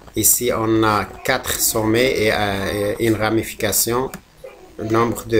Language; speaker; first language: French; non-native, local second language; Arabic